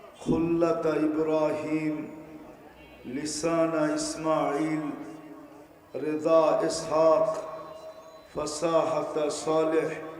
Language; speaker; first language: Arabic; non-native, fluent; Bangla